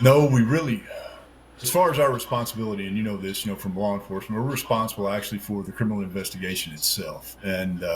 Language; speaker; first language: English; native; English